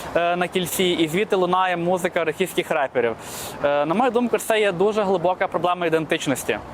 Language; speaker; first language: Ukrainian; native; Ukrainian